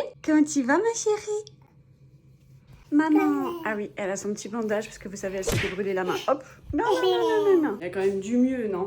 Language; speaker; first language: French; native; French